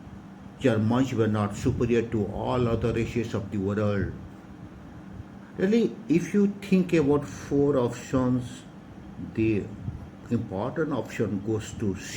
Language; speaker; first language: English; non-native, local second language; Odia